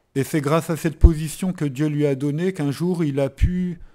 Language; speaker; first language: French; native; French